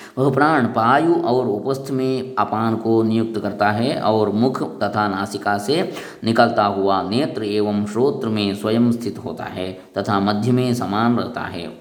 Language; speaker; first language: Hindi; non-native, local second language; Kannada